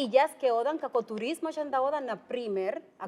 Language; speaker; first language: Macedonian; non-native, fluent; Spanish